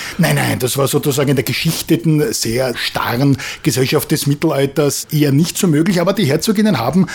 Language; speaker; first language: German; native; German